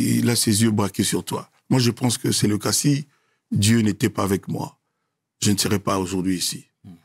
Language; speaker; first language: French; non-native, local second language; Lingala